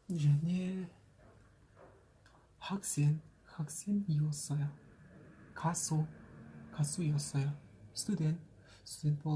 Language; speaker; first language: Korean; non-native, fluent; Kazakh